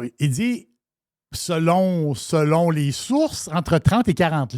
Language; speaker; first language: French; native; French